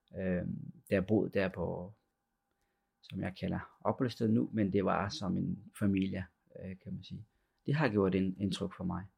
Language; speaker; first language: Danish; early bilingual, other home language; Persian